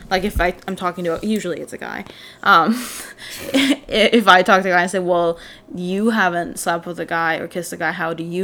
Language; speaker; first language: English; non-native, fluent; Swedish